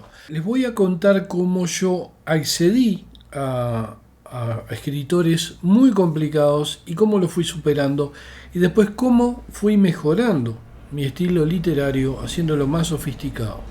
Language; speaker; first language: Spanish; native; Spanish